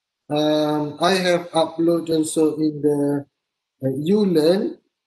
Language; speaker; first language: English; non-native, local second language; Malay